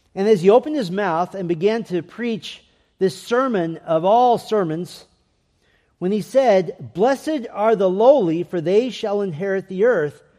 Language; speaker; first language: English; native; English